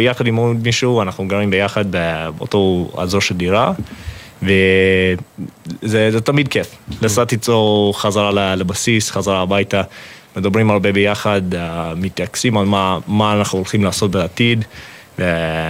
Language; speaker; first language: Hebrew; non-native, fluent; English